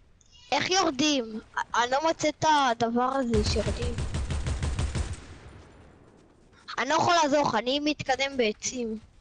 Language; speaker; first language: Hebrew; native; Hebrew